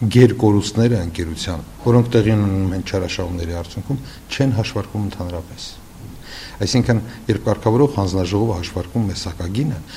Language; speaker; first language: Armenian; native; Armenian